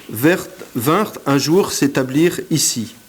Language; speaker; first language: French; native; French